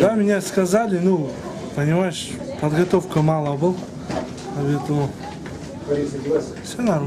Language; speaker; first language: Russian; non-native, learner; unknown